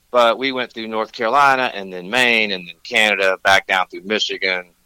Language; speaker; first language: English; native; English